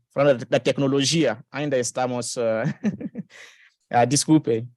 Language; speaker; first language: Portuguese; non-native, fluent; French